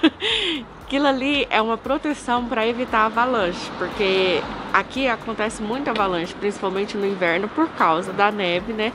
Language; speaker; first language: Portuguese; native; Portuguese